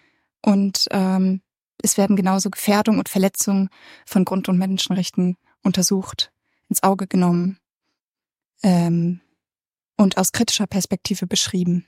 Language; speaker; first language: German; native; German